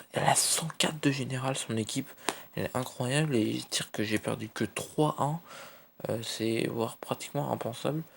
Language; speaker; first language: French; native; French